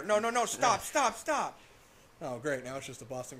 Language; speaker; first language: English; native; English